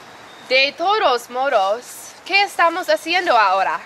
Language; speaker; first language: Spanish; non-native, learner; English